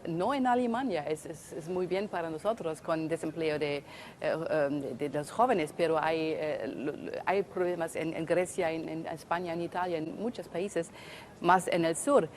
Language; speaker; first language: Spanish; non-native, fluent; German